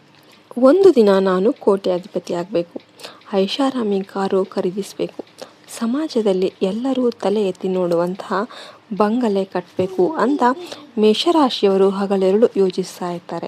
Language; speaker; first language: Kannada; native; Kannada